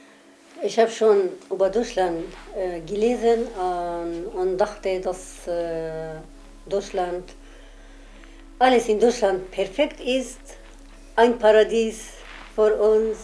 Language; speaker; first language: German; non-native, learner; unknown